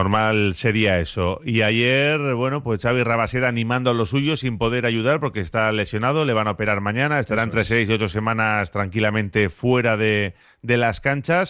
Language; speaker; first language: Spanish; native; Spanish